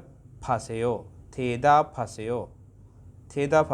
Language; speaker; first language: Korean; non-native, fluent; Urdu